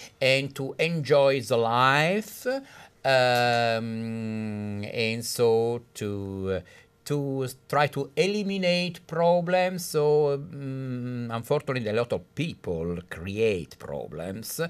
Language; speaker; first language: English; non-native, fluent; Italian